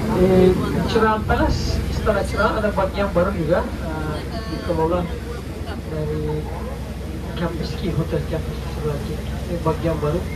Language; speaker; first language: Indonesian; non-native, fluent; Turkish